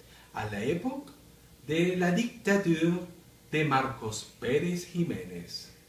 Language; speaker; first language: French; non-native, learner; Spanish